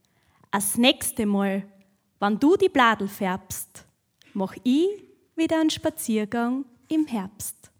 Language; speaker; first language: German; native; German